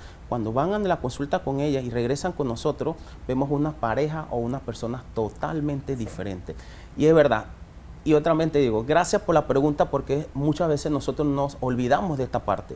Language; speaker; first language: Spanish; native; Spanish